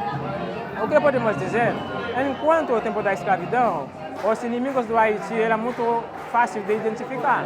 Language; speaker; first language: Portuguese; non-native, fluent; Haitian Creole